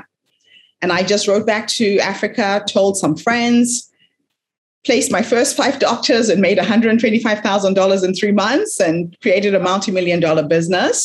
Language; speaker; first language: English; non-native, local second language; Shona